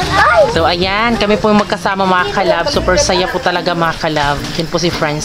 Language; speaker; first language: Filipino; non-native, local second language; Cebuano